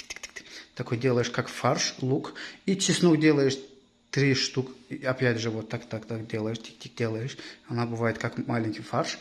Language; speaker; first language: Russian; non-native, fluent; Azerbaijani